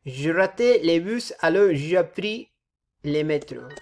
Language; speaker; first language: French; non-native, learner; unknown